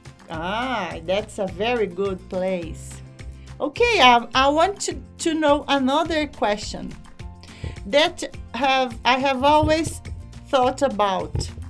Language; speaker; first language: English; non-native, fluent; Portuguese